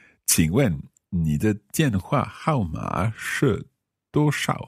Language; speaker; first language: Chinese; non-native, learner; English